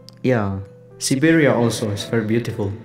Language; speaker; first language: English; non-native, learner; Indonesian